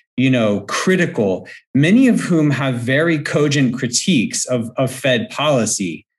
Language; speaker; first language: English; native; English